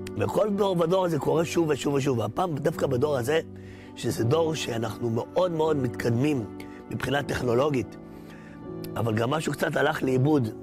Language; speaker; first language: Hebrew; native; Hebrew